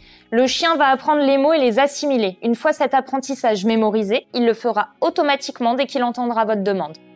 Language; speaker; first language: French; native; French